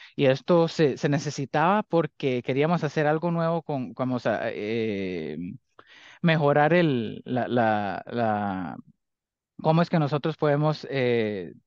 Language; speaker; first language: Spanish; early bilingual, heritage; Spanish